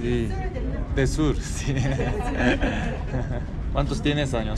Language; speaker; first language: Spanish; non-native, learner; Korean